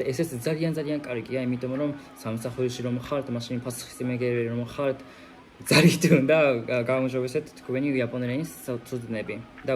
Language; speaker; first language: Georgian; non-native, fluent; Japanese